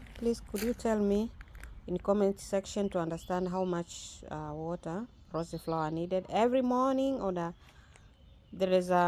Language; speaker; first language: English; non-native, learner; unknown